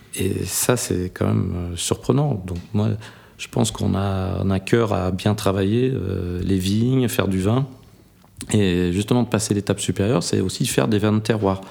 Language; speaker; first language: French; native; French